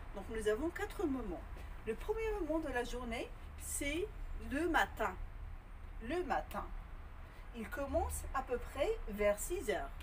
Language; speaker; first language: French; non-native, local second language; Arabic